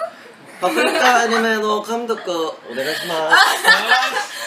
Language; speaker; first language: Japanese; non-native, learner; Korean